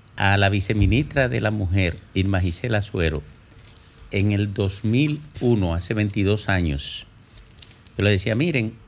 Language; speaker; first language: Spanish; native; Spanish